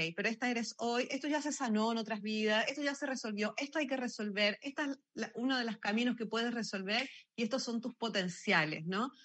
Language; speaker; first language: Spanish; native; Spanish